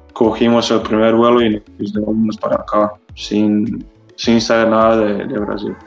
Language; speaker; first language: Spanish; early bilingual, other home language; Croatian